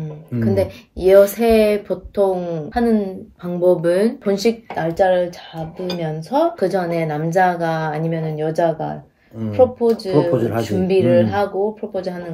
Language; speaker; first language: Korean; non-native, fluent; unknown